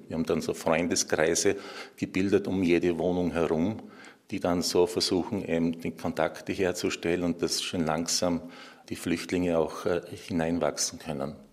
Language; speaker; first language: German; native; German